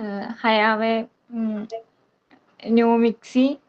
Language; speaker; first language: English; non-native, learner; Malayalam